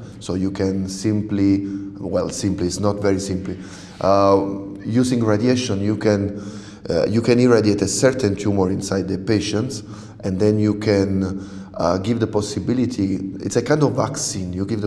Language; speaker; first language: English; non-native, fluent; Italian